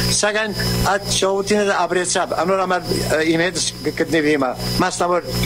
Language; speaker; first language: Armenian; early bilingual, heritage; Armenian